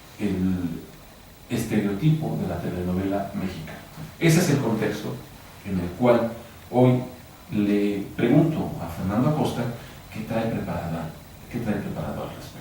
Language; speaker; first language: Spanish; native; Spanish